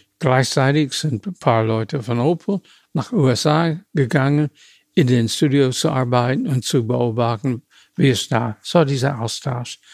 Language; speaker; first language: German; non-native, fluent; English